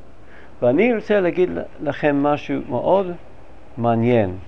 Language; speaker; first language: Hebrew; non-native, fluent; English